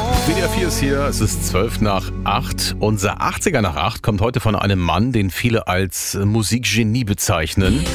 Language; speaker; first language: German; native; German